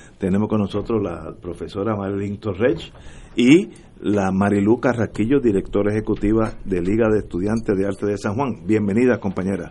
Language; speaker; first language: Spanish; native; Spanish